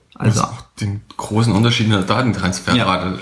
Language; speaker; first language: German; native; German